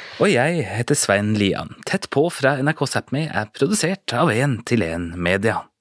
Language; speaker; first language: Norwegian; native; Norwegian